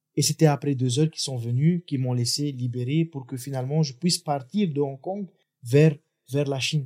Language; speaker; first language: French; non-native, local second language; Arabic